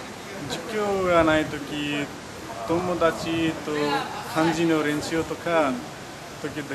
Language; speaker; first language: Japanese; non-native, learner; Nepali